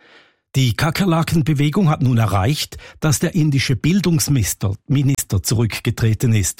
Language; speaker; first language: German; native; German